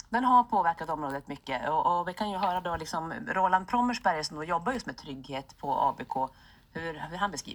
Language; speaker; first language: Swedish; native; Swedish